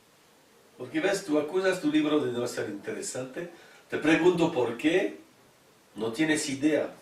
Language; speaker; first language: Spanish; non-native, fluent; French